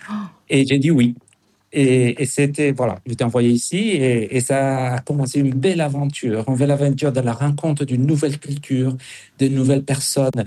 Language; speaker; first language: French; non-native, fluent; Spanish